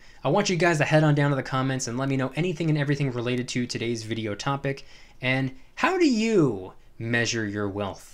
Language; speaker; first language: English; native; English